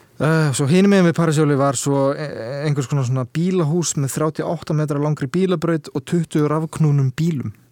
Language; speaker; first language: Icelandic; early bilingual, heritage; Icelandic